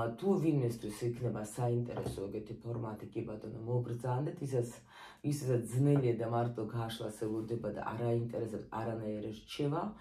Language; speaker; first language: Georgian; non-native, local second language; Russian